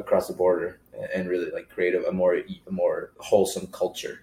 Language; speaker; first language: English; early bilingual, other home language; Spanish